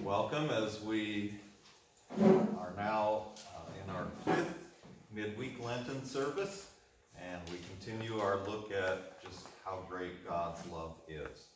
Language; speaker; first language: English; native; English